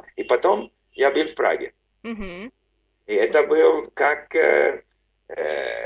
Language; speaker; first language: Russian; non-native, learner; English